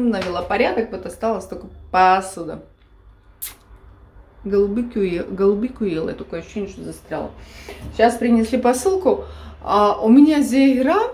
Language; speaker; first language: Russian; native; Russian